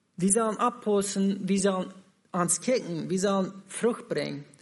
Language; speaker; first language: German; non-native, learner; Plautdietsch